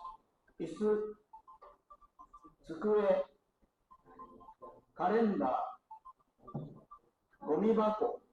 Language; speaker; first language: Japanese; non-native, learner; Indonesian